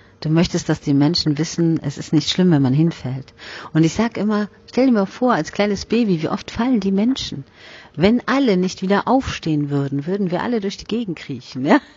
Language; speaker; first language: German; native; German